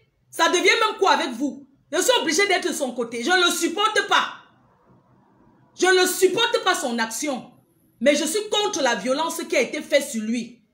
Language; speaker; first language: French; non-native, local second language; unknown